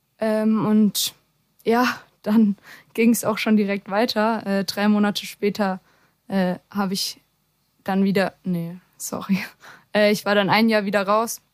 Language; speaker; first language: German; native; German